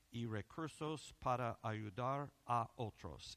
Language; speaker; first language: Spanish; non-native, learner; English